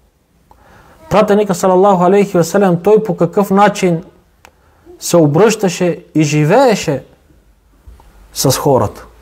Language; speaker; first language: Bulgarian; non-native, local second language; Turkish